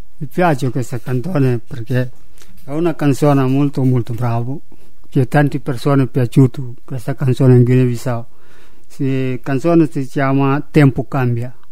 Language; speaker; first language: Italian; non-native, learner; Upper Guinea Crioulo